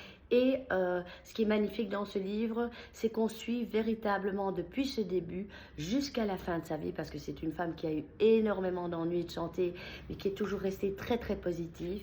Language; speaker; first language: French; native; French